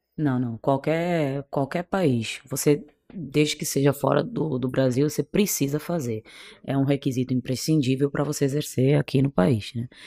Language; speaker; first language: Portuguese; non-native, local second language; Kabuverdianu